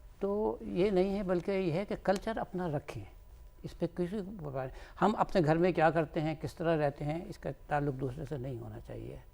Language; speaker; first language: Urdu; native; Urdu